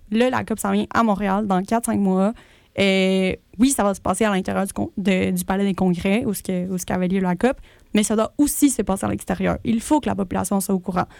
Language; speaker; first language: French; early bilingual, other home language; Spanish